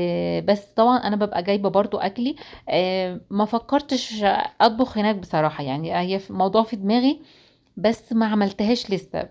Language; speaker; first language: Arabic; native; Arabic